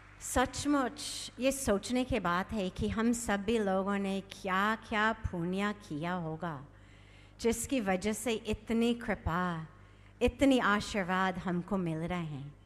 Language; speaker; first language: Hindi; non-native, fluent; English